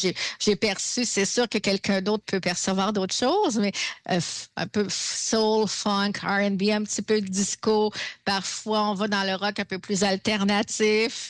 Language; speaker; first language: French; native; French